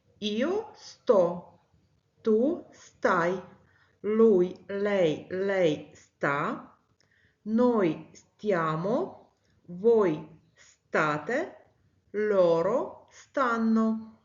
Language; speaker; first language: Italian; non-native, fluent; Ukrainian